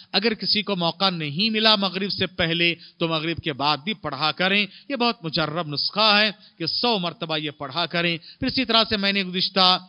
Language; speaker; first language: Urdu; native; Urdu